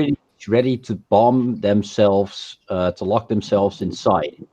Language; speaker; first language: English; native; English